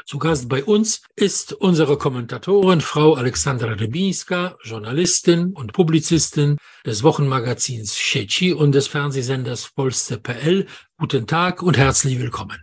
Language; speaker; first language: German; non-native, fluent; Polish